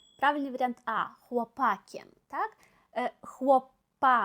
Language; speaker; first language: Polish; non-native, fluent; Ukrainian